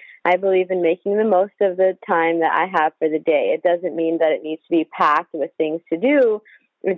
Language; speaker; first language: English; native; English